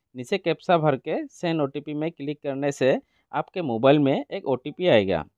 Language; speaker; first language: Hindi; non-native, local second language; Assamese